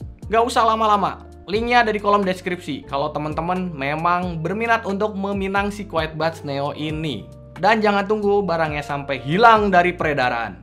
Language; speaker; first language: Indonesian; native; Indonesian